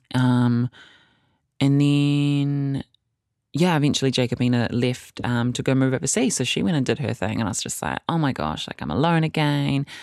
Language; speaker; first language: English; native; English